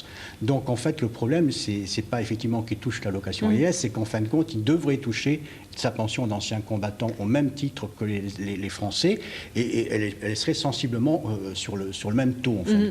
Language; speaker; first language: French; native; French